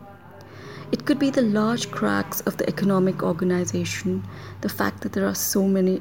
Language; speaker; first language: English; non-native, local second language; Kannada